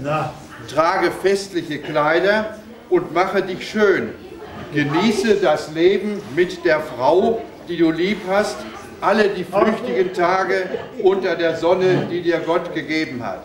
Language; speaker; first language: German; native; German